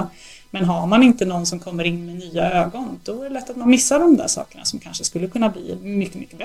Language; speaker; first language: Swedish; native; Swedish